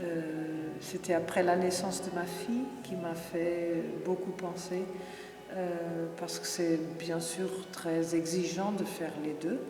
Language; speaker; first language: French; non-native, fluent; Portuguese